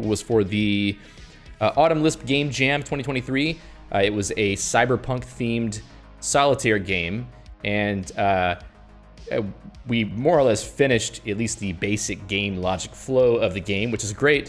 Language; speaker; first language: English; native; English